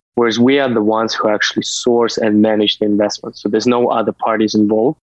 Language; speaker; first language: English; non-native, fluent; Russian